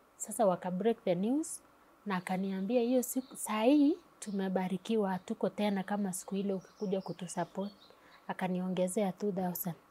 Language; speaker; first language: Swahili; non-native, local second language; Kalaallisut